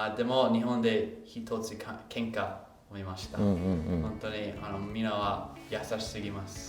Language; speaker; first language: Japanese; non-native, learner; English